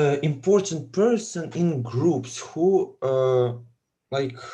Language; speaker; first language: English; non-native, learner; Russian